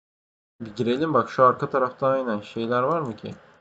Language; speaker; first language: Turkish; native; Turkish